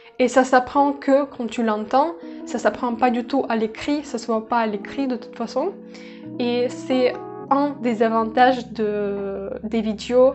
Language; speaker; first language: French; non-native, fluent; Russian